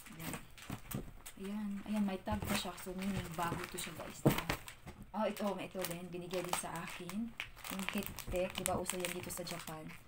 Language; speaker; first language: Filipino; native; Filipino